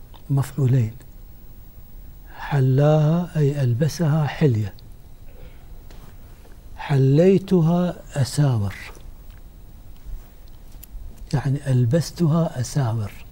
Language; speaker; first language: Arabic; native; Arabic